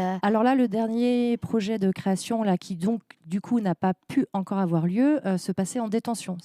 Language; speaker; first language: French; native; French